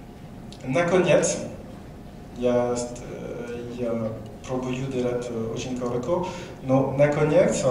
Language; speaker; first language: Russian; non-native, learner; French